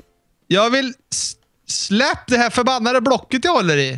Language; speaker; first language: Swedish; native; Swedish